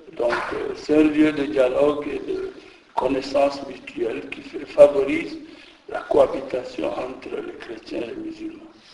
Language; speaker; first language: French; non-native, local second language; Jola-Fonyi